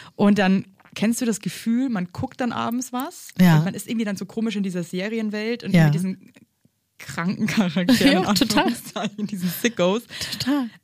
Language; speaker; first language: German; early bilingual, other home language; Kinyarwanda